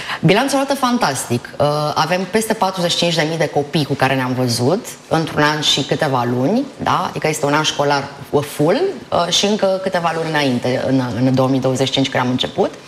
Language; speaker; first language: Romanian; native; Romanian